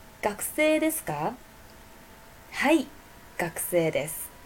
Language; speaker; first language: Japanese; non-native, fluent; Chinese